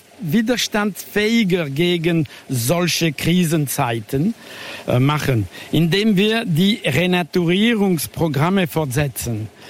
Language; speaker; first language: German; non-native, local second language; French